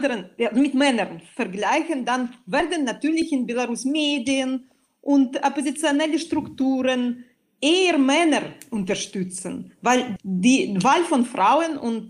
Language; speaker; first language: German; non-native, fluent; Russian